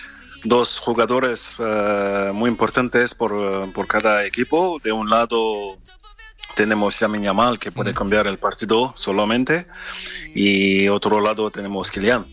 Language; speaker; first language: Spanish; non-native, fluent; French